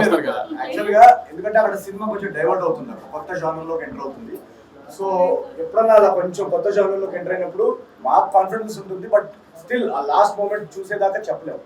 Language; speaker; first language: Telugu; native; Telugu